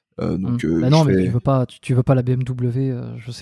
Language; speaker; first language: French; native; French